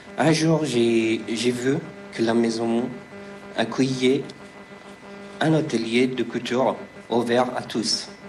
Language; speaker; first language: French; non-native, fluent; Persian